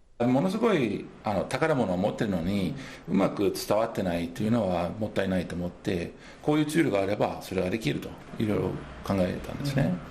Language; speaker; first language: Japanese; non-native, fluent; Swedish